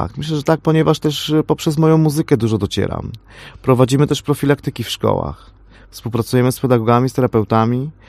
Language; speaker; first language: Polish; non-native, fluent; Armenian